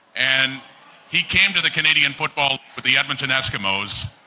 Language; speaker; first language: English; native; English